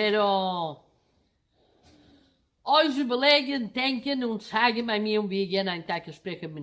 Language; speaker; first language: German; non-native, learner; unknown